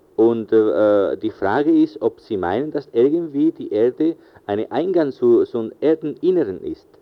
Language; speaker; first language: German; non-native, fluent; Spanish